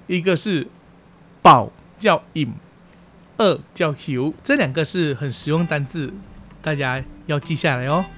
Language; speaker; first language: Chinese; early bilingual, heritage; Chinese